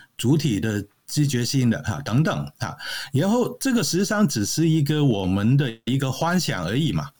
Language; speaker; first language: Chinese; non-native, local second language; Cantonese